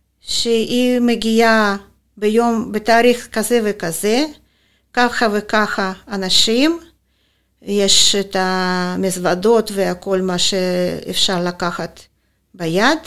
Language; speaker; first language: Hebrew; non-native, fluent; Russian